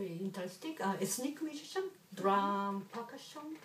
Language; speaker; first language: English; non-native, learner; Japanese